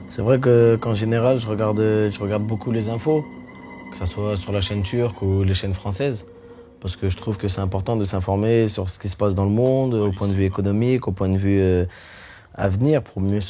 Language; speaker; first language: French; early bilingual, other home language; Turkish